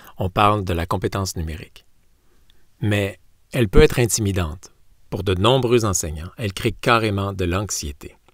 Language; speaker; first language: French; native; French